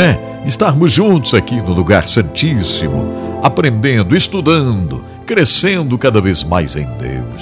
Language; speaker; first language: Portuguese; native; Portuguese